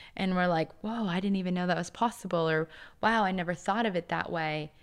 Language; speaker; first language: English; native; English